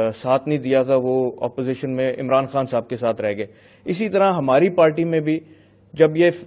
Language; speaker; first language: Urdu; non-native, local second language; Punjabi